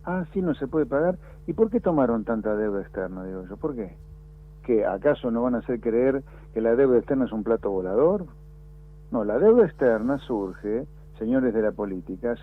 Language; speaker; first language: Spanish; native; Spanish